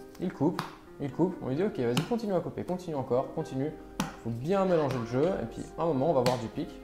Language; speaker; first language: French; native; French